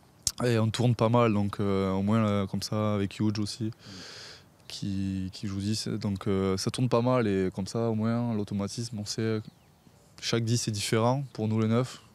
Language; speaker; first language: French; native; French